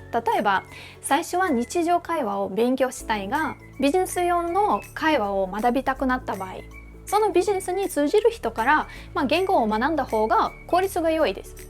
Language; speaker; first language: Japanese; non-native, fluent; Russian